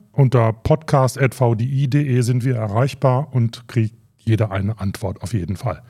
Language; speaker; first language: German; native; German